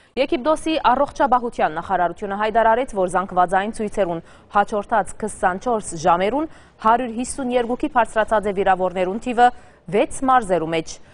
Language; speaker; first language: Armenian; early bilingual, heritage; Armenian